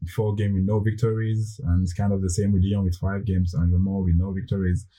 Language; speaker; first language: English; non-native, fluent; French